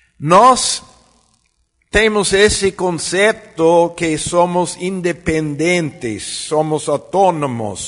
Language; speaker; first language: Portuguese; non-native, fluent; Spanish